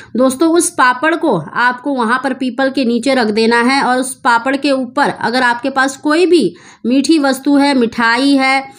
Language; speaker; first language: Hindi; native; Hindi